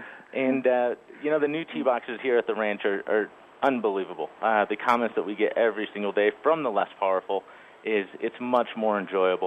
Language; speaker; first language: English; native; English